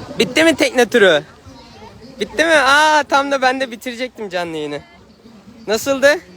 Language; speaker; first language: Turkish; native; Turkish